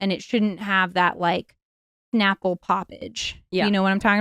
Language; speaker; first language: English; native; English